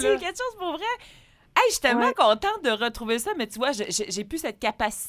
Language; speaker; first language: French; native; French